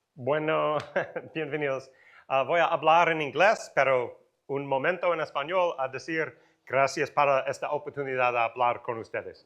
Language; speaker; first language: Spanish; non-native, learner; English